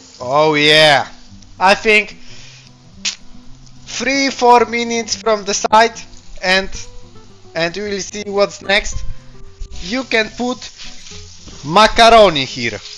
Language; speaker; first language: English; non-native, learner; Polish